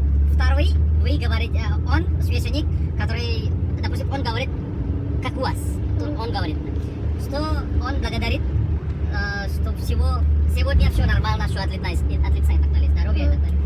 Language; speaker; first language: Russian; non-native, learner; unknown